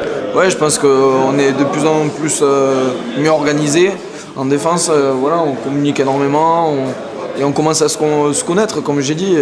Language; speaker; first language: French; native; French